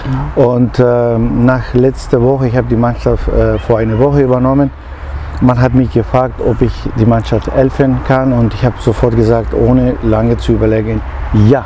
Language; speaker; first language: German; non-native, fluent; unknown